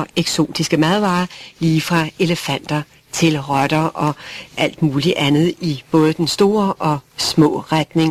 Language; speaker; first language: Danish; native; Danish